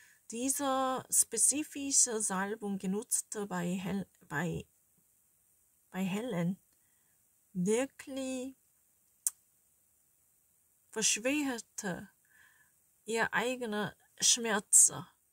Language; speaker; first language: German; non-native, learner; Korean